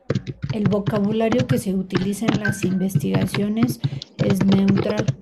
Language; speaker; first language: Spanish; native; Spanish